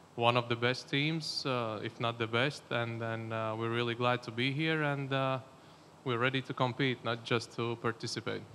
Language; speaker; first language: English; non-native, fluent; Latvian